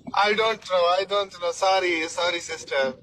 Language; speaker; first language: English; non-native, learner; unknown